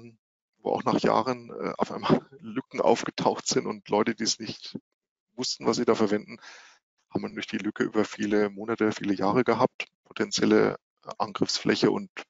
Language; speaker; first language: German; native; German